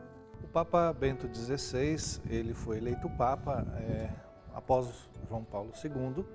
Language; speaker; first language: Portuguese; native; Portuguese